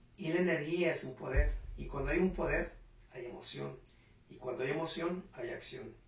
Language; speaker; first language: Spanish; non-native, local second language; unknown